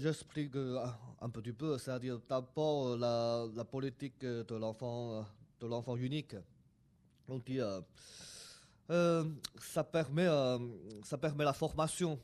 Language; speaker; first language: French; non-native, fluent; Chinese